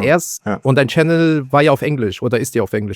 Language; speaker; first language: German; native; German